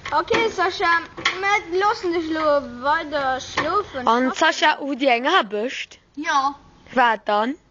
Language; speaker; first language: German; non-native, local second language; Luxembourgish